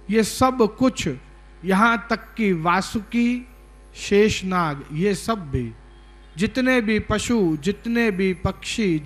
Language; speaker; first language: Hindi; non-native, local second language; Gujarati